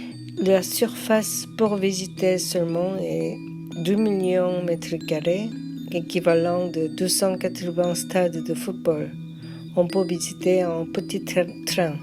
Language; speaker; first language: French; non-native, learner; Korean